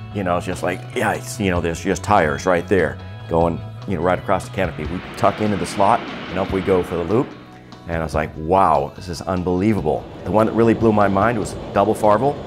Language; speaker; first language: English; native; English